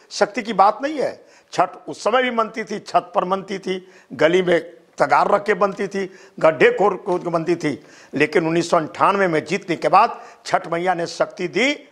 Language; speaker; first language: Hindi; native; Hindi